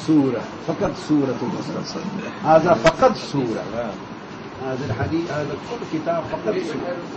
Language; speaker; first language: Arabic; non-native, learner; Urdu